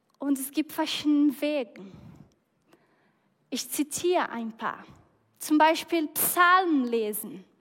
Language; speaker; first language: German; non-native, fluent; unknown